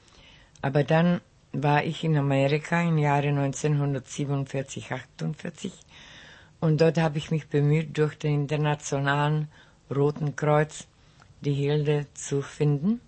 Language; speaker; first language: German; non-native, local second language; Czech